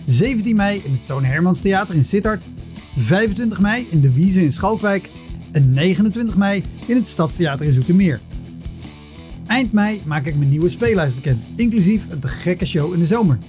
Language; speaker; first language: Dutch; native; Dutch